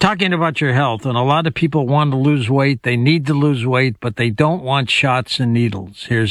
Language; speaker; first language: English; native; English